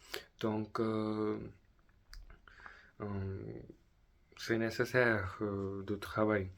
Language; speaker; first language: French; non-native, learner; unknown